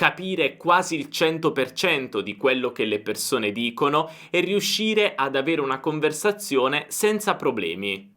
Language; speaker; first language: Italian; native; Italian